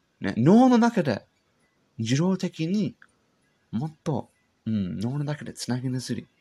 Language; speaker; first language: Japanese; non-native, learner; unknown